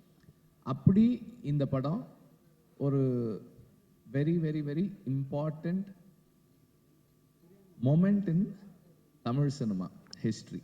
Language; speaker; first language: Tamil; native; Tamil